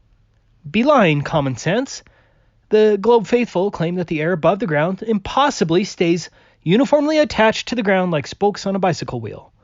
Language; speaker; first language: English; native; English